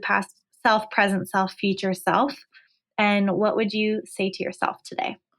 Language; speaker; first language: English; native; English